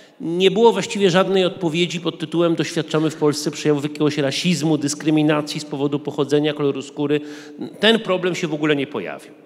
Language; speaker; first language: Polish; native; Polish